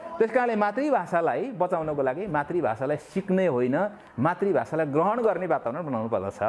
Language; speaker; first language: Nepali; non-native, local second language; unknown